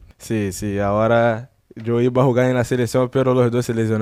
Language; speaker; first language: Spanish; non-native, learner; Portuguese